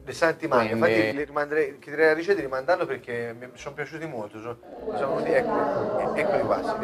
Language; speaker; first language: Italian; native; Italian